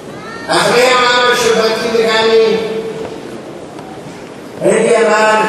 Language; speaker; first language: Hebrew; non-native, fluent; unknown